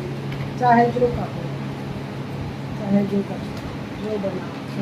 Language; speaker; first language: Hindi; native; Hindi